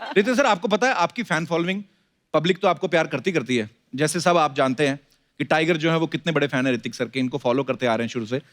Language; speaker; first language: Hindi; non-native, local second language; Punjabi